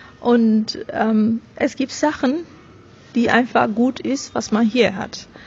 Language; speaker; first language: German; non-native, fluent; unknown